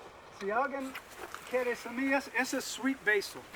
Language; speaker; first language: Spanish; non-native, learner; English